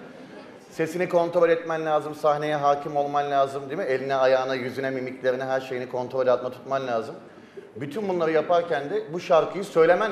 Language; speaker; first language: Turkish; native; Turkish